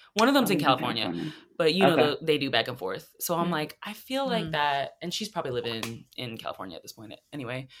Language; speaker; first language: English; native; English